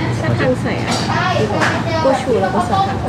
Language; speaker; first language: Korean; non-native, learner; Thai